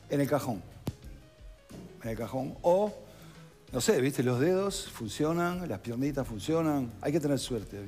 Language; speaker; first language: Spanish; native; Spanish